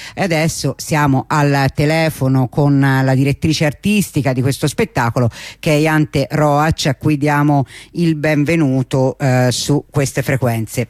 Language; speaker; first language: Italian; native; Italian